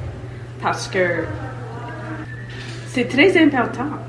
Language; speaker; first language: French; non-native, local second language; English